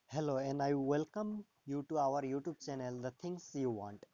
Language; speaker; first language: English; non-native, local second language; Assamese